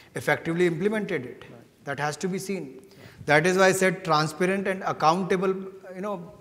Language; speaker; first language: English; non-native, local second language; Hindi